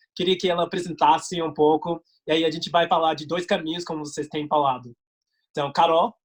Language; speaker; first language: Portuguese; non-native, fluent; English